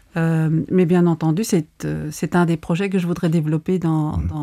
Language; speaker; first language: French; native; French